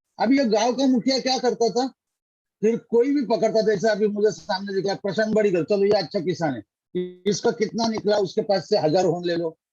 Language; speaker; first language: Hindi; non-native, local second language; Marathi